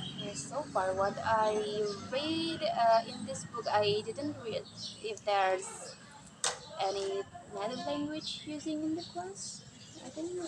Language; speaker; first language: English; non-native, learner; Indonesian